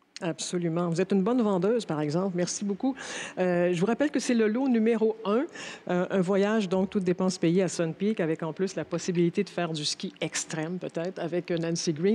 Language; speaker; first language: French; native; French